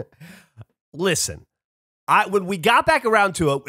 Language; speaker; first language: English; native; English